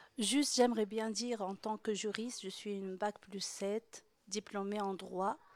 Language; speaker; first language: French; non-native, local second language; Arabic